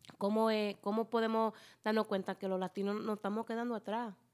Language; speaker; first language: Spanish; early bilingual, heritage; Spanish